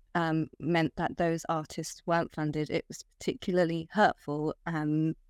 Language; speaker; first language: English; non-native, fluent; Italian